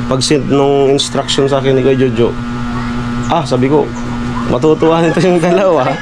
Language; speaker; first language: Filipino; non-native, local second language; Bikol